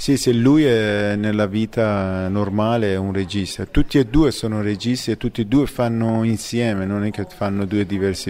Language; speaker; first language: Italian; non-native, fluent; Persian